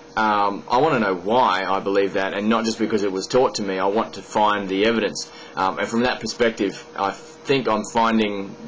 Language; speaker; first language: English; native; English